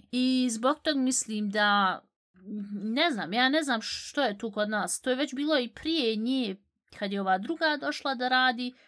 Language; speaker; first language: Bosnian; early bilingual, heritage; Bosnian